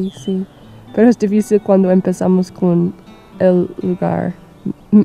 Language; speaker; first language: Spanish; non-native, learner; English